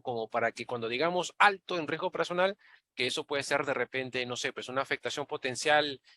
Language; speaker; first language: Spanish; native; Spanish